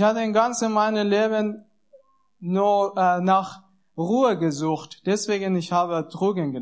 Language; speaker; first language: German; non-native, learner; Persian